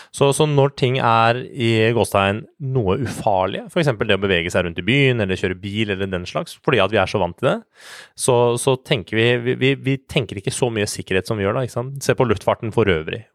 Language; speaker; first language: Norwegian; early bilingual, other home language; Persian